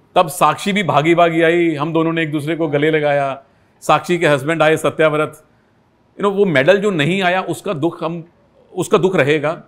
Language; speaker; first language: Hindi; native; Hindi